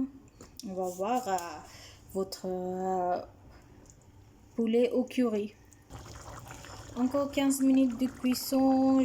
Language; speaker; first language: French; non-native, fluent; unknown